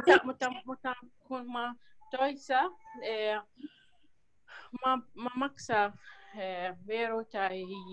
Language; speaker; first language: Finnish; non-native, learner; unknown